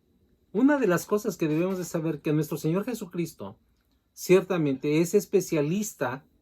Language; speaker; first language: Spanish; native; Spanish